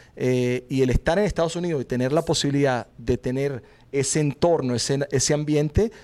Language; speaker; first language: Spanish; native; Spanish